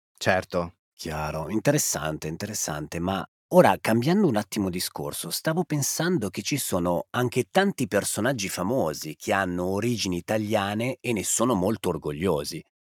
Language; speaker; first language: Italian; native; Italian